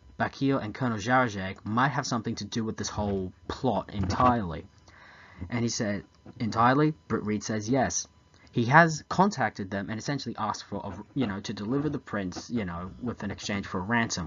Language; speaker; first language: English; native; English